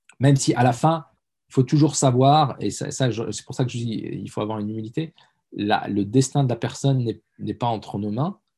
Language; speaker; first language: French; early bilingual, other home language; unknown